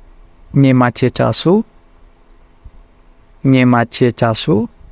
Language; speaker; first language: Polish; non-native, fluent; Indonesian